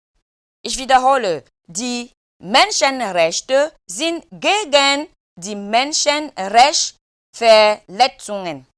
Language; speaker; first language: German; non-native, learner; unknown